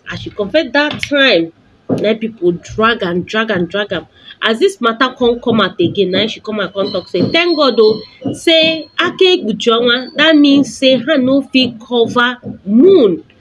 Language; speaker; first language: Nigerian Pidgin; non-native, local second language; Igbo